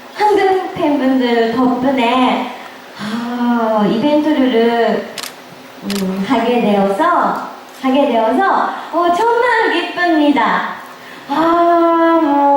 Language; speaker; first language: Korean; non-native, learner; Japanese